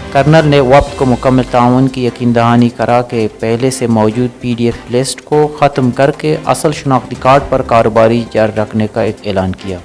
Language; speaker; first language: Urdu; non-native, local second language; Baluchi